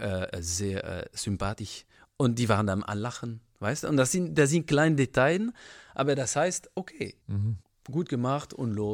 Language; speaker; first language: German; non-native, fluent; French